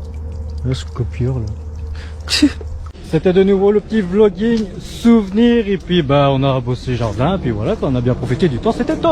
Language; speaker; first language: French; native; French